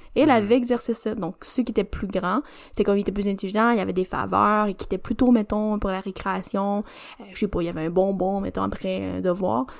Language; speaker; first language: French; native; French